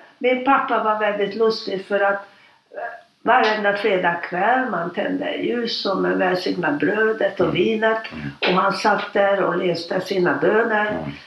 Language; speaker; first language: Swedish; non-native, fluent; Hungarian